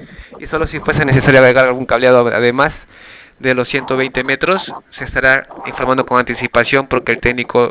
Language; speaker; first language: Spanish; native; Spanish